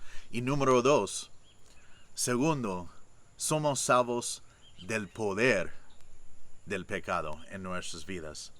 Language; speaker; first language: Spanish; non-native, fluent; English